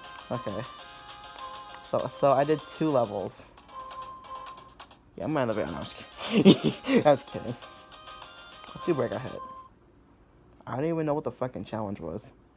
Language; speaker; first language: English; native; English